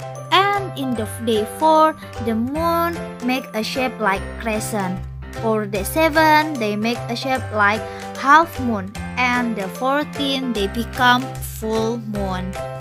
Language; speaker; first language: English; non-native, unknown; Indonesian